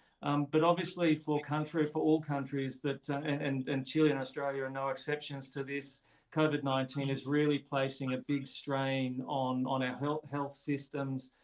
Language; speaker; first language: English; native; English